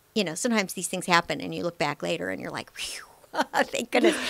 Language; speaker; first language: English; native; English